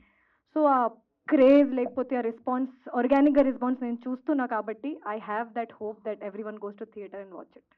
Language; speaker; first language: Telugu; non-native, fluent; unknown